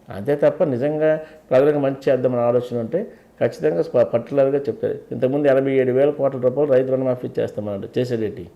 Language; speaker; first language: Telugu; native; Telugu